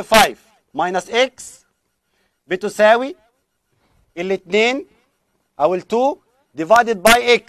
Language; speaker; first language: Arabic; native; Arabic